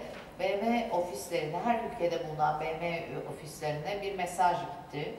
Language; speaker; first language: Turkish; native; Turkish